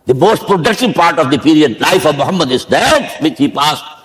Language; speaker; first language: English; non-native, local second language; Urdu